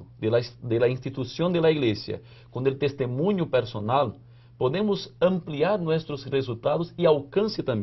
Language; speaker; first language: Spanish; non-native, fluent; Portuguese